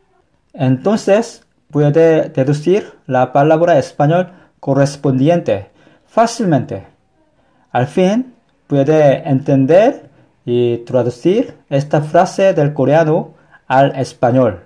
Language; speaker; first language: Spanish; non-native, fluent; Korean